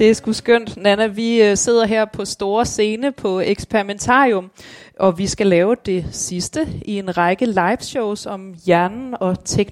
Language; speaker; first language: Danish; native; Danish